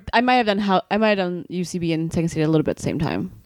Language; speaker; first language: English; non-native, fluent; Swedish